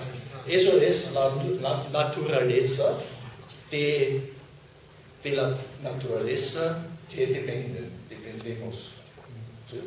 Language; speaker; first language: Spanish; non-native, fluent; German